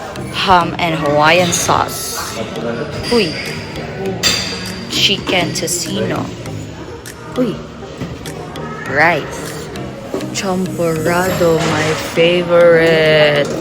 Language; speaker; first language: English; non-native, local second language; Cebuano